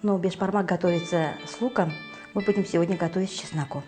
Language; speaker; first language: Russian; non-native, local second language; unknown